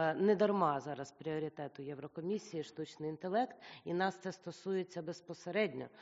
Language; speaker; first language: Ukrainian; native; Ukrainian